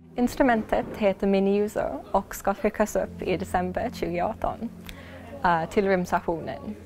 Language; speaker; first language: Swedish; non-native, fluent; English